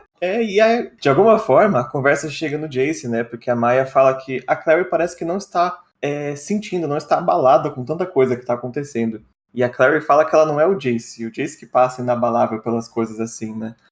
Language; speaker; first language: Portuguese; native; Portuguese